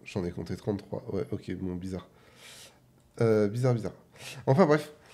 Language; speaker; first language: French; native; French